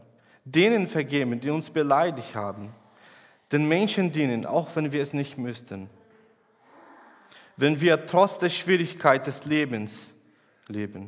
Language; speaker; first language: German; non-native, fluent; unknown